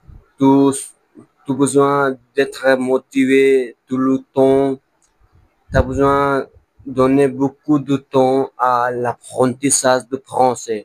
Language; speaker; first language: French; non-native, learner; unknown